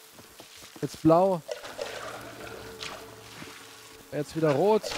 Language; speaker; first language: German; native; German